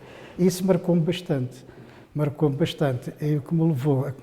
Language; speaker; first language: Portuguese; native; Portuguese